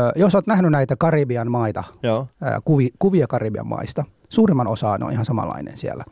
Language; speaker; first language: Finnish; non-native, fluent; Somali